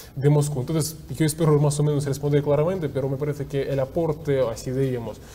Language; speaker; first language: Spanish; non-native, fluent; Russian